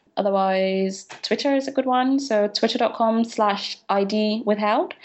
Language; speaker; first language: English; native; English